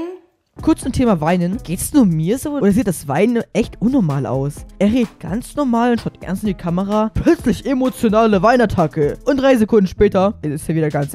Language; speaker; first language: German; native; German